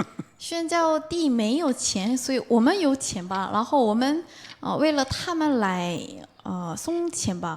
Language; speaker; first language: Chinese; non-native, fluent; Korean